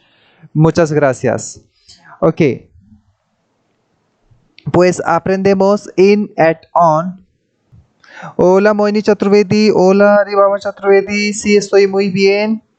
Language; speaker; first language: Spanish; non-native, fluent; Hindi